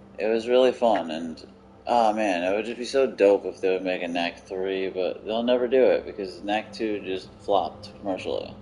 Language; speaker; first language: English; native; English